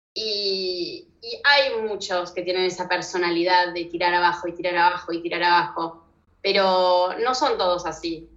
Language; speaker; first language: Spanish; native; Spanish